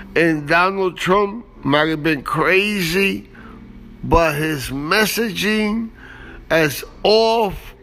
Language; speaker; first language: English; early bilingual, other home language; Spanish